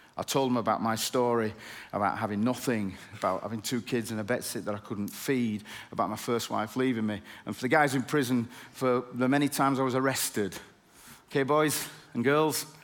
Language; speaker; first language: English; native; English